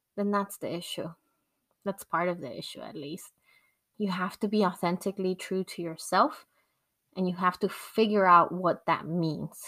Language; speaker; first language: English; non-native, fluent; Spanish